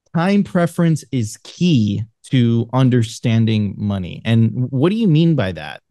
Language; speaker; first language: English; non-native, fluent; Spanish